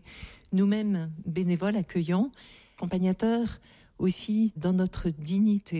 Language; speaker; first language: French; native; French